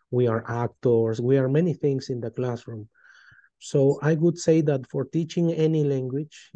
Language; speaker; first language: English; non-native, fluent; Spanish